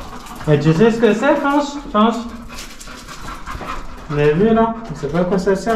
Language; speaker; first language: French; native; French